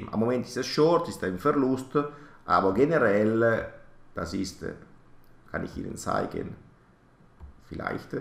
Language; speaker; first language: German; non-native, fluent; Italian